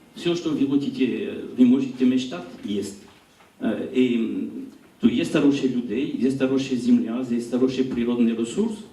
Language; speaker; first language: Russian; non-native, learner; French